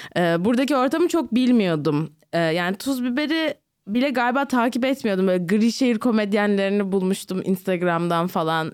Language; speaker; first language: Turkish; native; Turkish